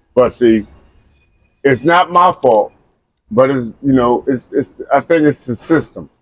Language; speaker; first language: English; native; English